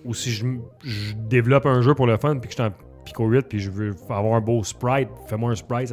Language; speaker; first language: French; native; French